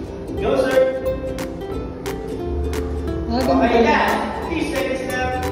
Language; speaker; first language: English; non-native, local second language; Filipino